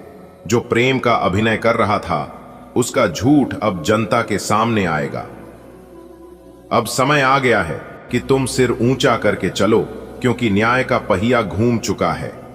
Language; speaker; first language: Hindi; native; Hindi